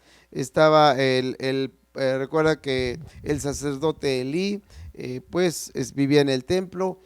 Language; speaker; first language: Spanish; native; Spanish